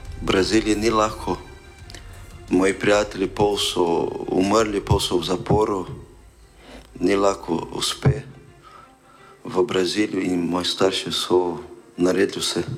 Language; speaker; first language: Slovenian; non-native, learner; Portuguese